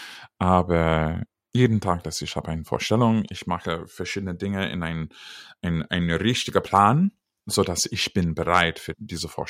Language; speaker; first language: German; non-native, fluent; English